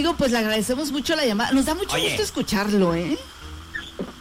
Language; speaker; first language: Spanish; native; Spanish